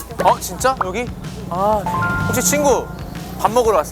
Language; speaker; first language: Korean; native; Korean